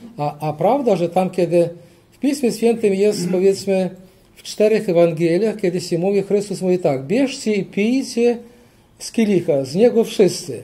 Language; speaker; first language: Polish; early bilingual, heritage; Polish